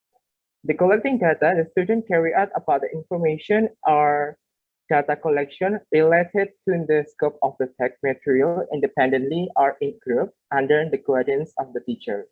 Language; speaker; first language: English; non-native, learner; Indonesian